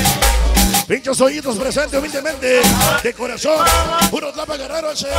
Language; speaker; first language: Spanish; native; Spanish